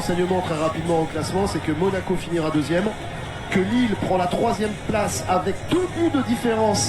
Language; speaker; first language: French; native; French